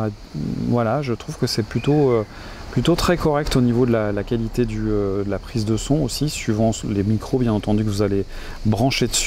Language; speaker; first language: French; native; French